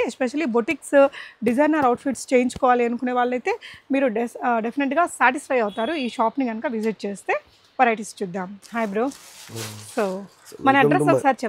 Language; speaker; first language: Telugu; native; Telugu